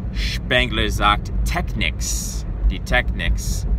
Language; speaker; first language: German; non-native, learner; English